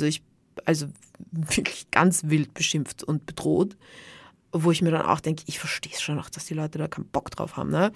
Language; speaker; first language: German; native; German